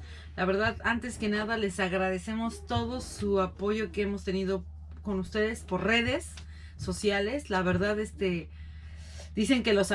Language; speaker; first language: Spanish; native; Spanish